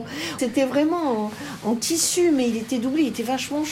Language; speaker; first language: French; native; French